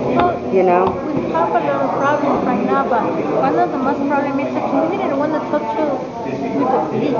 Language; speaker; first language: English; non-native, local second language; Spanish